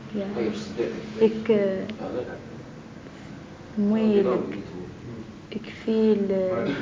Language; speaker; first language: Dutch; non-native, learner; Arabic